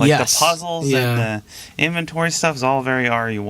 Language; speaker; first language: English; native; English